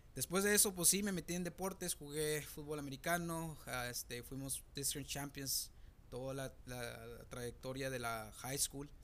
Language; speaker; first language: Spanish; native; Spanish